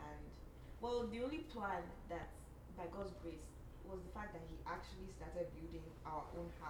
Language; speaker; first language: English; non-native, local second language; Yoruba